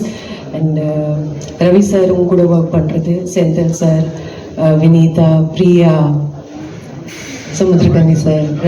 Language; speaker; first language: Tamil; non-native, fluent; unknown